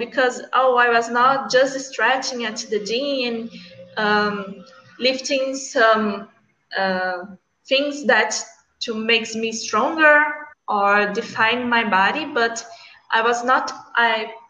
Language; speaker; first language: English; non-native, learner; Portuguese